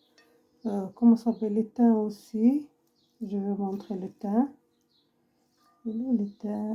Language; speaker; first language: French; non-native, learner; Arabic